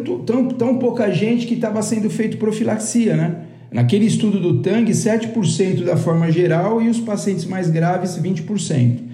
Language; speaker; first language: Portuguese; native; Portuguese